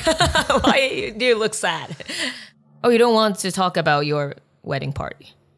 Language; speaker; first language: English; non-native, fluent; Japanese